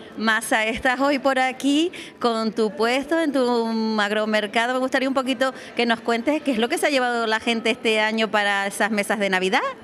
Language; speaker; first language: Spanish; native; Spanish